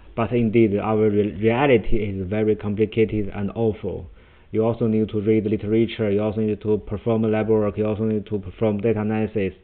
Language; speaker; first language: English; non-native, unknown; Chinese